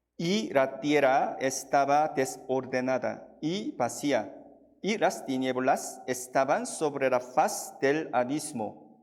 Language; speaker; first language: Spanish; non-native, fluent; Korean